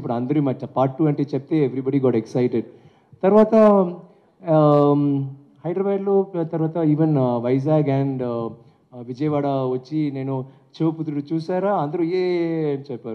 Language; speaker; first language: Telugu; non-native, learner; Tamil